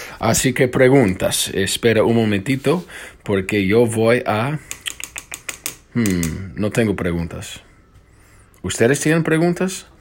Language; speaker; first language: Spanish; non-native, fluent; English